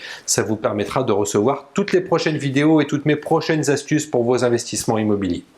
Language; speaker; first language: French; native; French